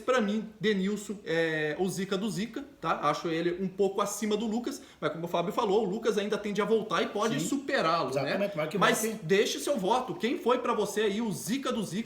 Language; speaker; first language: Portuguese; native; Portuguese